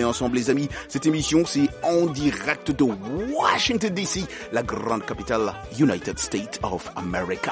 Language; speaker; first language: French; non-native, local second language; Lingala